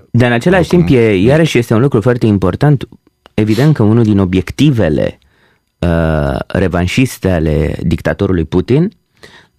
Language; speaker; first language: Romanian; native; Romanian